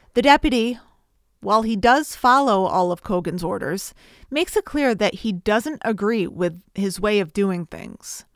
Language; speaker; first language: English; native; English